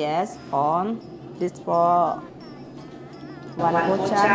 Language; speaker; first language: English; non-native, learner; Thai